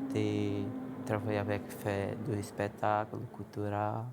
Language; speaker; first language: French; non-native, learner; Portuguese